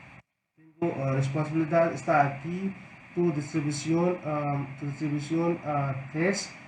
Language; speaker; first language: Spanish; non-native, learner; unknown